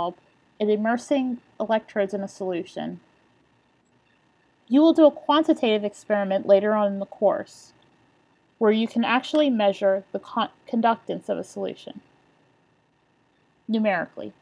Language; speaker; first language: English; native; English